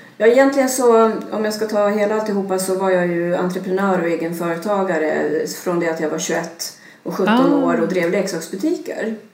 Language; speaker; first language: Swedish; early bilingual, other home language; Serbian